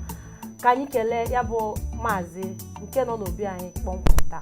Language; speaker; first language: Igbo; native; Igbo